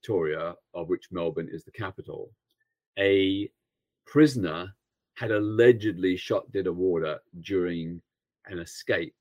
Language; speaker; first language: English; native; English